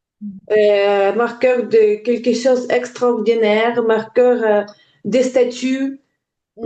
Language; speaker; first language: French; non-native, learner; Ukrainian